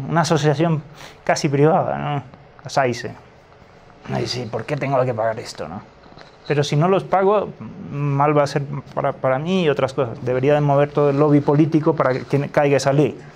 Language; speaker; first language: Spanish; native; Spanish